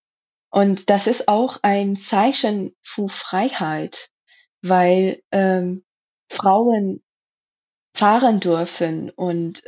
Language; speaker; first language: German; non-native, learner; Persian